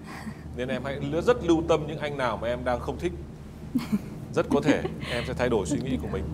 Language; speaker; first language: Vietnamese; native; Vietnamese